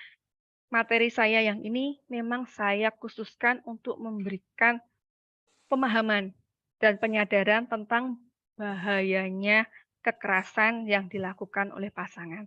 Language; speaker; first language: Malay; native; Malay